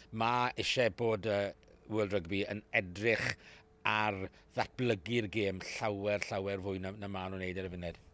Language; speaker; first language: Welsh; native; Welsh